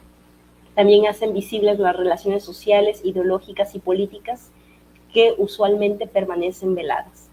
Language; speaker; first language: Spanish; native; Spanish